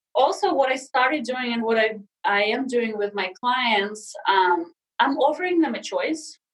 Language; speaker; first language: English; non-native, fluent; Russian